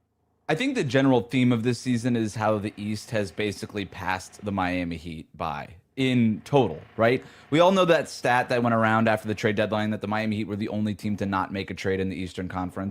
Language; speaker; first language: English; native; English